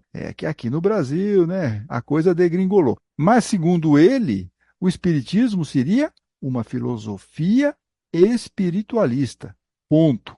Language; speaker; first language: Portuguese; native; Portuguese